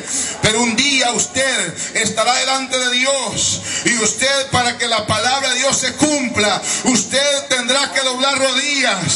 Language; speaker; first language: Spanish; native; Spanish